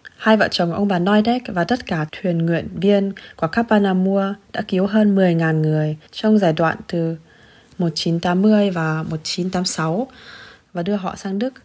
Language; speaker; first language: Vietnamese; early bilingual, heritage; Vietnamese